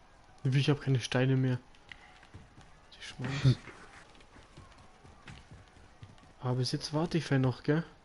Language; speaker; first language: German; native; German